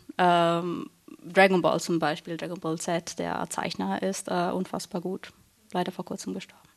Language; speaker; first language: German; early bilingual, heritage; Italian